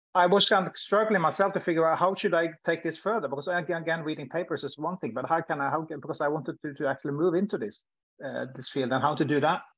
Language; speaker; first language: English; non-native, fluent; Norwegian